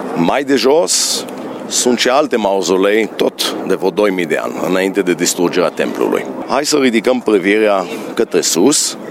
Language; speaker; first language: Romanian; early bilingual, heritage; Romanian